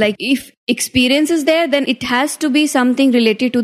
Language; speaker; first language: English; non-native, local second language; Hindi